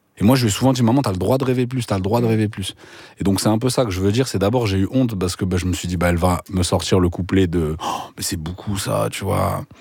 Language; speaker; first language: French; native; French